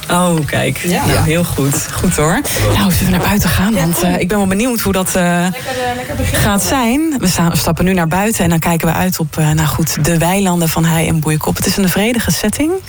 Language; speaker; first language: Dutch; native; Dutch